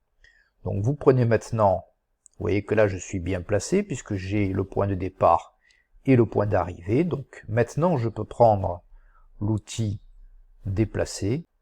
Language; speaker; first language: French; native; French